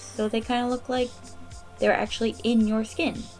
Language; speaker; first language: English; native; English